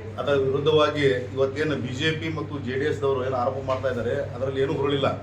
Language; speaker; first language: Kannada; native; Kannada